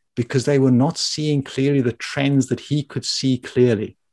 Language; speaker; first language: English; native; English